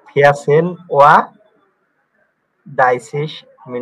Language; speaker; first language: German; non-native, learner; Bangla